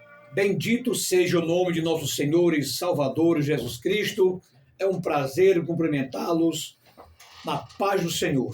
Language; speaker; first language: Portuguese; native; Portuguese